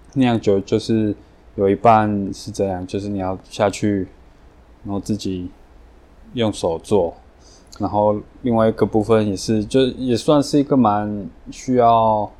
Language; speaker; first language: Chinese; early bilingual, heritage; Chinese